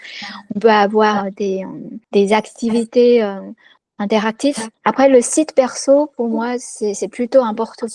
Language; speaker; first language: French; non-native, fluent; Chinese